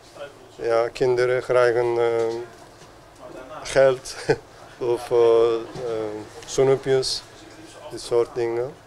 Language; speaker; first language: Dutch; non-native, learner; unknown